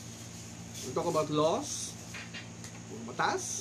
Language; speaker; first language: English; non-native, local second language; Filipino